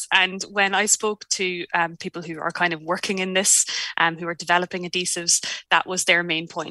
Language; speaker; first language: English; native; English